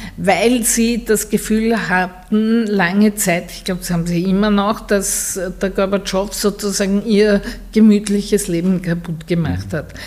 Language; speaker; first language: German; native; German